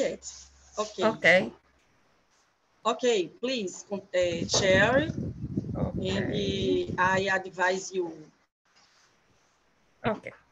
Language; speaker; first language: English; non-native, learner; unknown